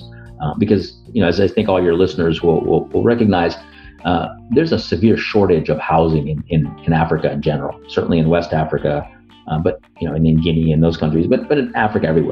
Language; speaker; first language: English; native; English